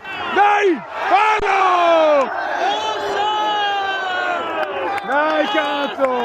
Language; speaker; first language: Italian; native; Italian